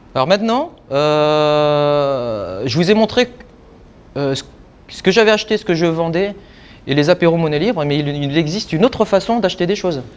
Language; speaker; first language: French; native; French